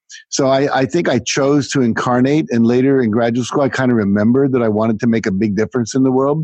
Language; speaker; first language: English; native; English